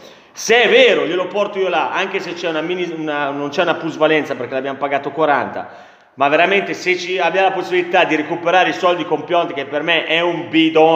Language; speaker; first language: Italian; native; Italian